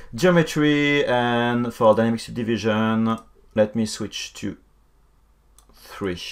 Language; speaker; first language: English; non-native, fluent; French